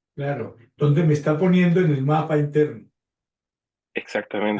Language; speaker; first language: Spanish; native; Spanish